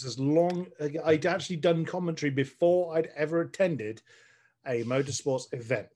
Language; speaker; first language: English; native; English